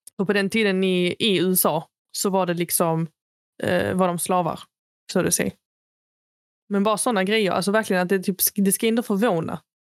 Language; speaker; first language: Swedish; early bilingual, other home language; Arabic